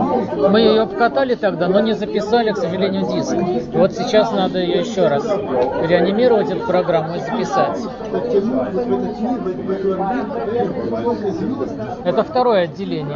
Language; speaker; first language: Russian; native; Russian